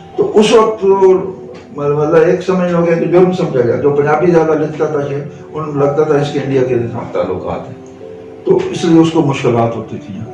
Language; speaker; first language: Urdu; non-native, local second language; Punjabi